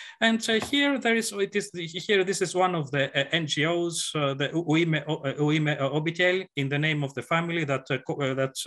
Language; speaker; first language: English; non-native, fluent; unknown